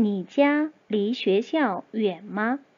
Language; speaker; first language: Chinese; non-native, fluent; Korean